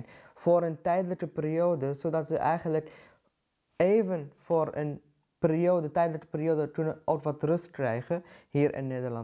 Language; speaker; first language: Dutch; non-native, fluent; Arabic